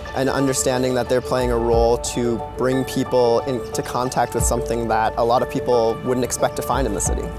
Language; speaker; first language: English; native; English